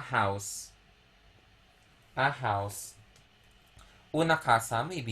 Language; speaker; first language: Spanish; non-native, fluent; Filipino